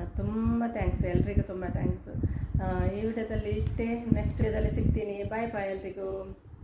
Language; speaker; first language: Kannada; non-native, local second language; Tulu